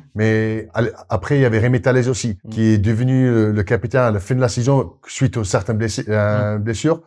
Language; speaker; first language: French; non-native, fluent; Afrikaans